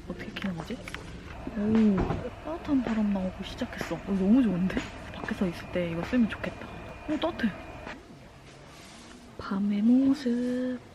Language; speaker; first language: Korean; native; Korean